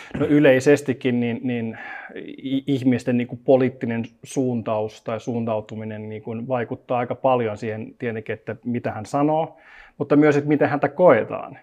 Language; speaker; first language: Finnish; non-native, local second language; Swedish